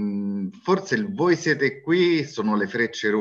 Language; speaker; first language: Italian; native; Italian